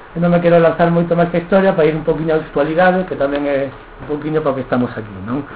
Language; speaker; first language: Spanish; non-native, local second language; Galician